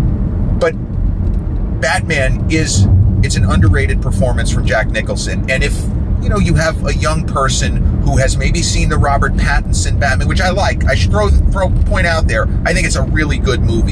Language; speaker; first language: English; native; English